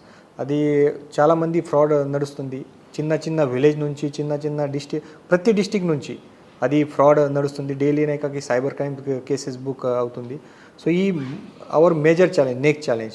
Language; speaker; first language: Telugu; non-native, learner; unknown